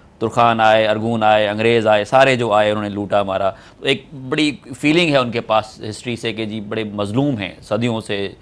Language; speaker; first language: Urdu; non-native, local second language; Sindhi